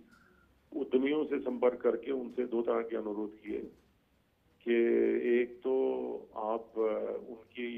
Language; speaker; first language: Hindi; native; Hindi